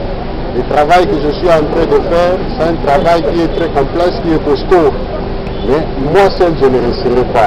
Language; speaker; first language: French; non-native, local second language; Lingala